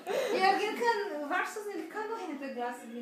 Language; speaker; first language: Norwegian; non-native, fluent; Portuguese